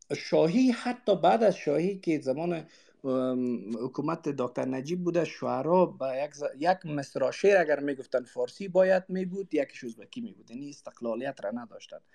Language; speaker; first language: Persian; non-native, local second language; Uzbek